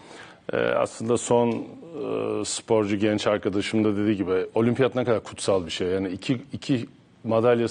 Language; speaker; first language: Turkish; native; Turkish